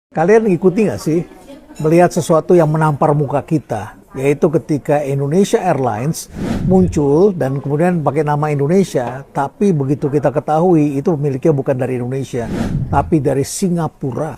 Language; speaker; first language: Indonesian; native; Indonesian